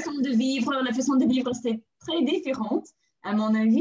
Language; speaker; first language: French; non-native, learner; English